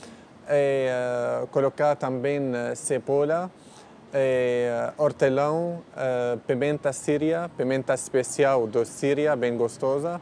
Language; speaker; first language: Portuguese; non-native, learner; Arabic